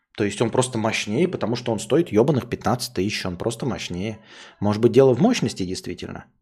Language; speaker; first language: Russian; native; Russian